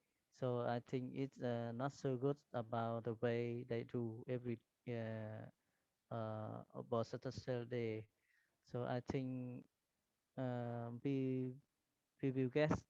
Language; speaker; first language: English; non-native, learner; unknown